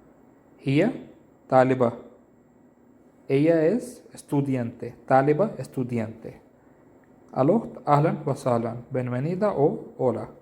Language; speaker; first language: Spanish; non-native, learner; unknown